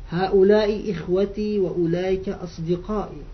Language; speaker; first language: Arabic; non-native, fluent; Uzbek